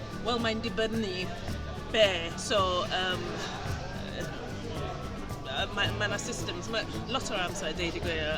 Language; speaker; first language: Welsh; non-native, learner; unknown